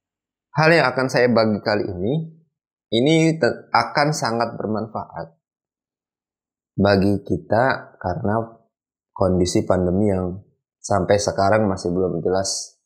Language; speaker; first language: Indonesian; native; Indonesian